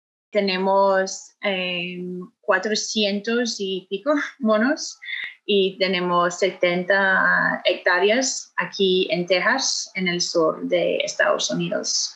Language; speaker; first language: Spanish; non-native, fluent; English